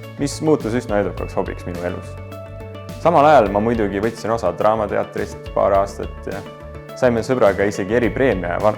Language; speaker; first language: Estonian; early bilingual, other home language; Russian